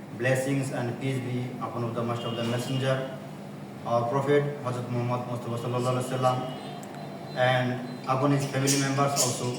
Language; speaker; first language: English; non-native, local second language; Bangla